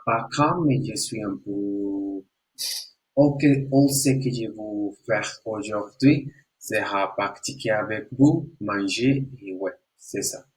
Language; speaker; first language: French; non-native, learner; Spanish